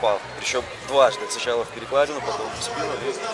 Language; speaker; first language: Russian; native; Russian